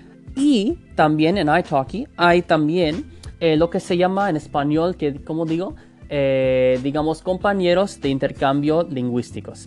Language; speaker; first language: Spanish; non-native, fluent; English